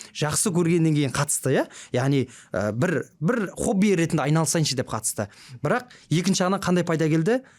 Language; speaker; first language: Kazakh; native; Kazakh